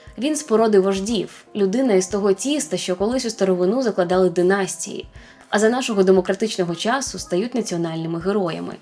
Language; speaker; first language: Ukrainian; non-native, local second language; Russian